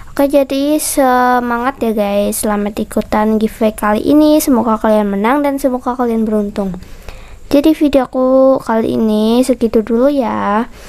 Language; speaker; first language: Indonesian; native; Indonesian